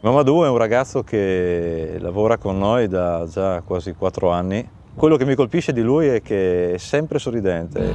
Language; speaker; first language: Italian; native; Italian